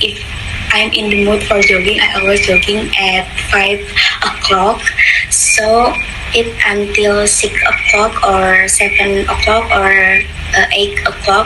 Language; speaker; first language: English; non-native, fluent; Indonesian